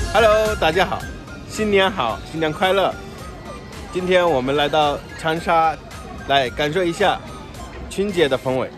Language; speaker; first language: Chinese; non-native, fluent; Arabic